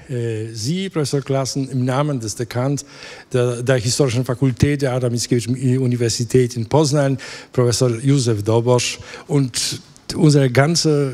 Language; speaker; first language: German; non-native, fluent; Polish